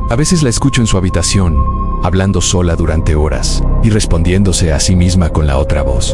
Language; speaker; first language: Spanish; native; Spanish